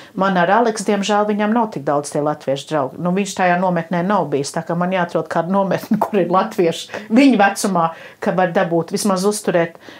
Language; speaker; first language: Latvian; early bilingual, heritage; Latvian